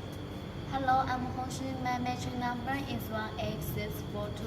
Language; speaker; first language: English; non-native, learner; Chinese